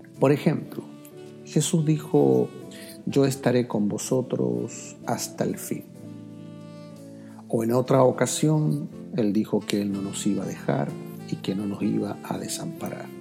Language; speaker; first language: Spanish; native; Spanish